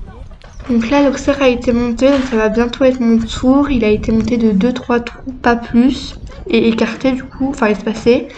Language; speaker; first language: French; native; French